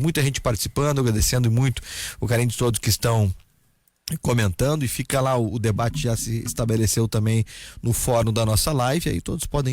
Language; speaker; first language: Portuguese; native; Portuguese